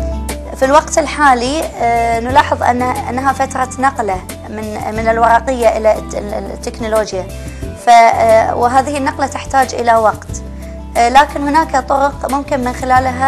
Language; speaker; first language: Arabic; native; Arabic